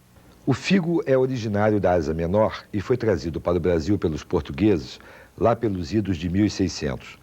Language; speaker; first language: Portuguese; native; Portuguese